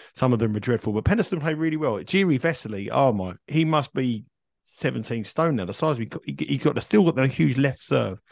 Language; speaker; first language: English; native; English